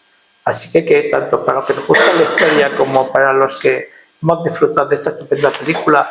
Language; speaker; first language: Spanish; native; Spanish